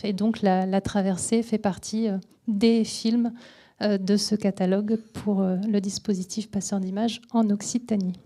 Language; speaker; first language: French; native; French